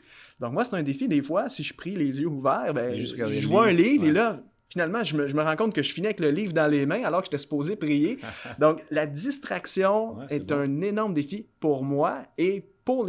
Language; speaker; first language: French; native; French